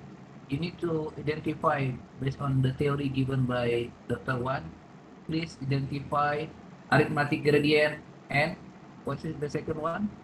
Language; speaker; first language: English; non-native, fluent; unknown